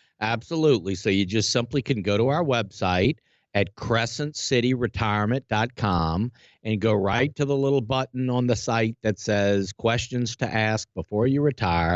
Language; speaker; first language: English; native; English